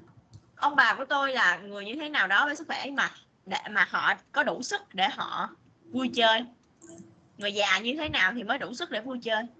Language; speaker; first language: Vietnamese; native; Vietnamese